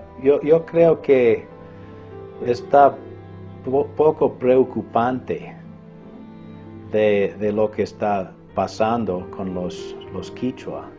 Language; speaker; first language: Spanish; non-native, fluent; English